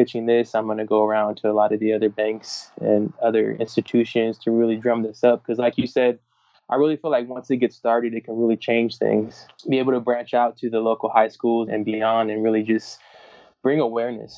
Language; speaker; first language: English; native; English